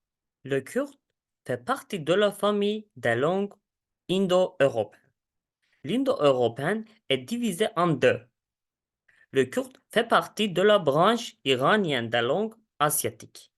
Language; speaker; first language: French; non-native, learner; Kurdish